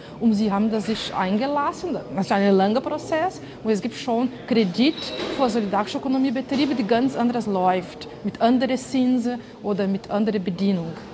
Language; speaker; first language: German; non-native, fluent; Portuguese